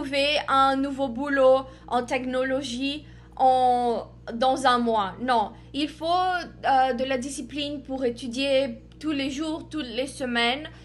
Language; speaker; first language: French; non-native, fluent; Portuguese